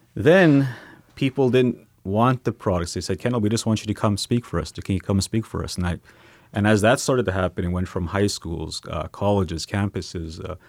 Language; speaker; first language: English; native; English